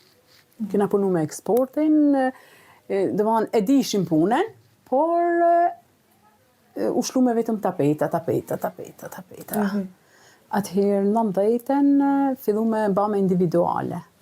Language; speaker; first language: Albanian; native; Albanian